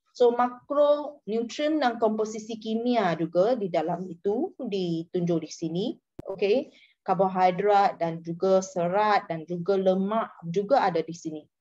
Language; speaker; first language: Malay; non-native, local second language; Chinese